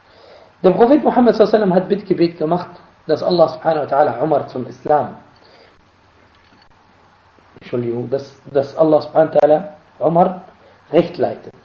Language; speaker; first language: German; non-native, fluent; Arabic